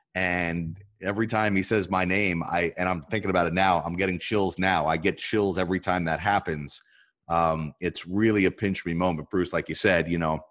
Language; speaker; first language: English; native; English